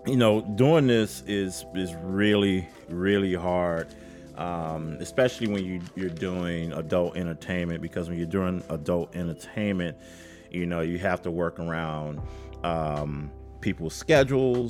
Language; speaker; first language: English; native; English